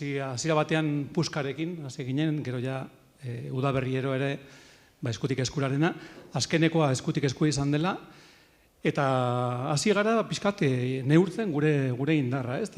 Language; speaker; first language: Basque; native; Basque